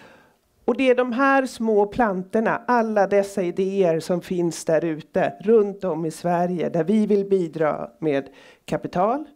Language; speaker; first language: Swedish; native; Swedish